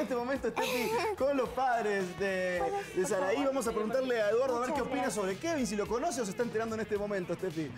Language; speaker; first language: Spanish; native; Spanish